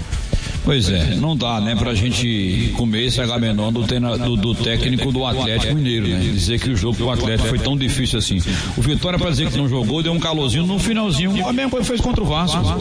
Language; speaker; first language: Portuguese; native; Portuguese